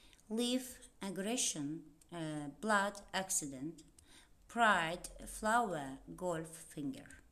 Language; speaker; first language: English; non-native, fluent; Azerbaijani